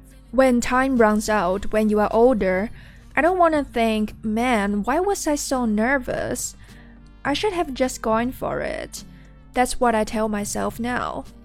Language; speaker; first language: English; non-native, fluent; Chinese